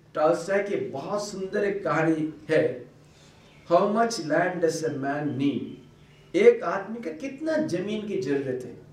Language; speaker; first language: Hindi; non-native, local second language; Bangla